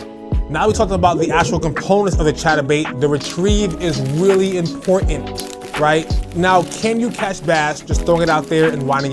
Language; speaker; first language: English; native; English